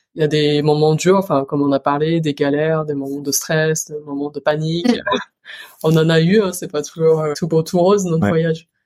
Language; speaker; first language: French; early bilingual, other home language; Chinese